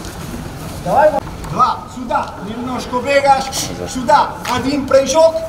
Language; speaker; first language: Russian; non-native, learner; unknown